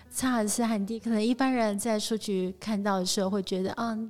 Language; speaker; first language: Chinese; native; Chinese